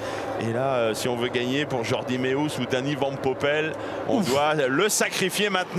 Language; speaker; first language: French; native; French